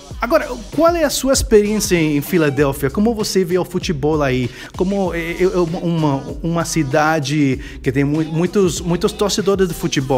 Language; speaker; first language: Portuguese; non-native, fluent; Spanish